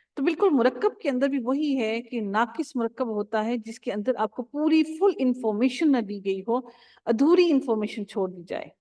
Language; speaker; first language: Urdu; native; Urdu